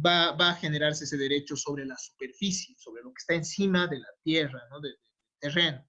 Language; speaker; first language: Spanish; native; Spanish